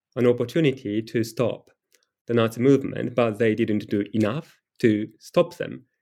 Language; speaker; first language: English; non-native, fluent; Japanese